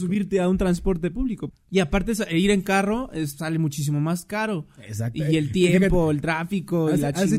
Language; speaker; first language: Spanish; native; Spanish